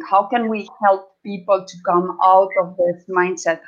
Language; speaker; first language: English; non-native, fluent; Estonian